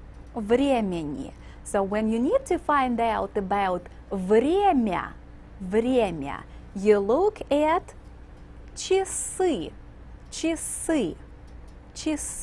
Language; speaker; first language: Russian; non-native, fluent; English